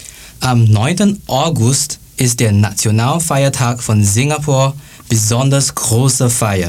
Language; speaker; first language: German; non-native, learner; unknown